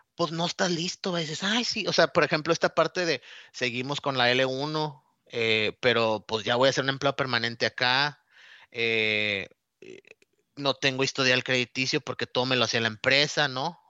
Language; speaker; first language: Spanish; native; Spanish